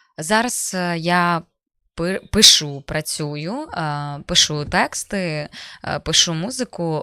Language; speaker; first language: Ukrainian; native; Ukrainian